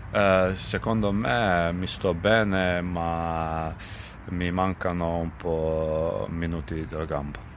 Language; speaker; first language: Italian; non-native, fluent; Serbian